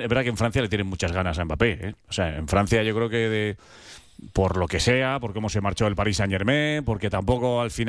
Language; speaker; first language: Spanish; native; Spanish